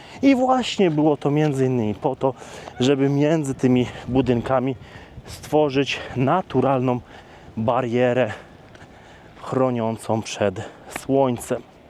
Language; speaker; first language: Polish; native; Polish